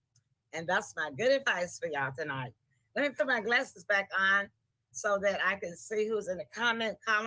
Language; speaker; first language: English; native; English